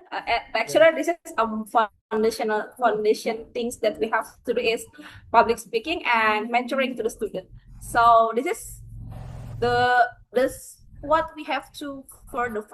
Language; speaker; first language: English; non-native, fluent; Indonesian